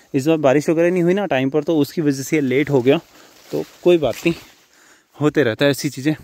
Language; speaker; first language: Hindi; native; Hindi